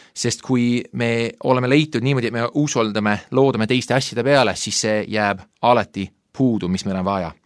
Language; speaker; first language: Estonian; non-native, fluent; English